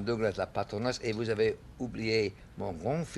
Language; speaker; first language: French; non-native, learner; English